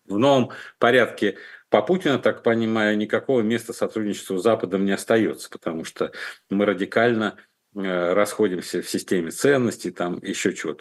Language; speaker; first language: Russian; native; Russian